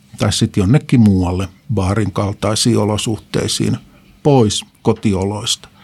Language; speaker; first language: Finnish; native; Finnish